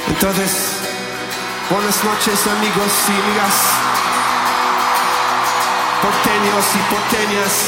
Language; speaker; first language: Spanish; non-native, learner; English